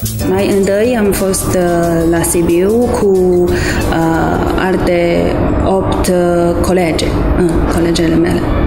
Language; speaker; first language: Romanian; non-native, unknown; Chinese